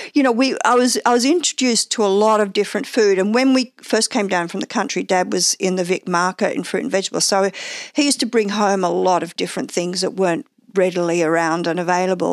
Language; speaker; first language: English; native; English